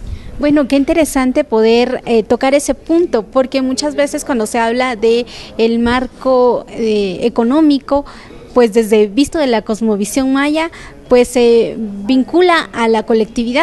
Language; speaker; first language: Spanish; native; Spanish